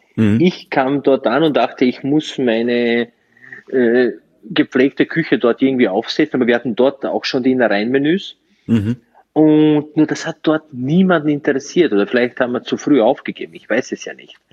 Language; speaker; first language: German; non-native, fluent; Slovenian